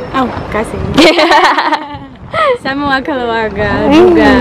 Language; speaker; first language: Indonesian; non-native, learner; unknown